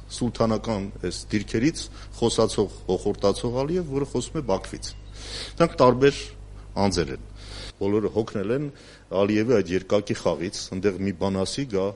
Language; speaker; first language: Armenian; native; Armenian